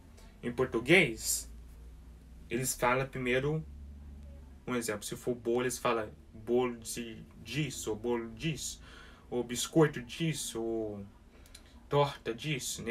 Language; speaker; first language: Portuguese; early bilingual, heritage; Portuguese